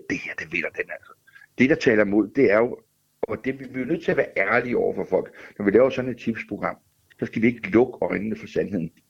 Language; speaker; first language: Danish; native; Danish